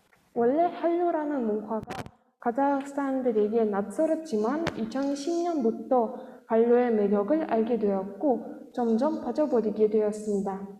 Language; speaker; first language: Korean; non-native, fluent; Kazakh